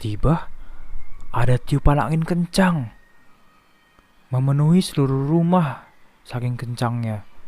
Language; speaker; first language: Indonesian; native; Indonesian